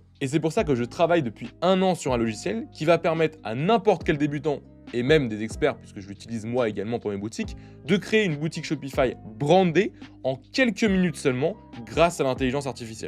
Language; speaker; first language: French; native; French